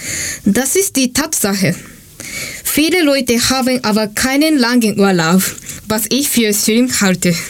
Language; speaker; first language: German; non-native, fluent; Japanese